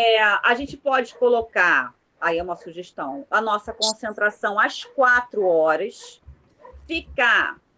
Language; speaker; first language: Portuguese; native; Portuguese